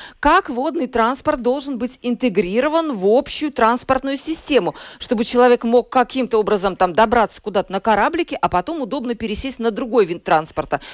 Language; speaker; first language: Russian; native; Russian